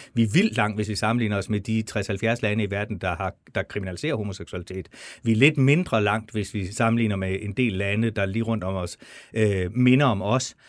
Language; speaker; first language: Danish; native; Danish